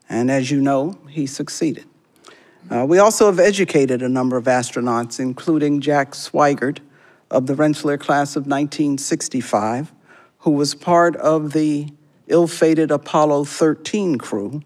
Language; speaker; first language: English; native; English